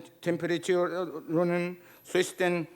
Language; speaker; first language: German; non-native, learner; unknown